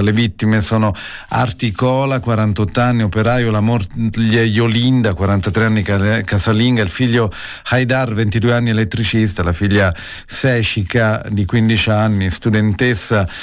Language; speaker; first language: Italian; native; Italian